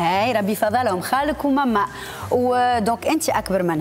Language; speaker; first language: Arabic; native; Arabic